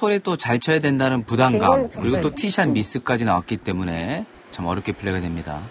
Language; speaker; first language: Korean; native; Korean